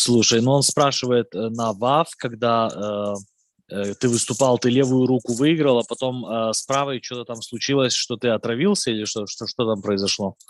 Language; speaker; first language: Russian; native; Russian